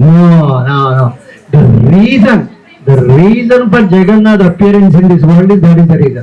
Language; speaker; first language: English; non-native, local second language; Telugu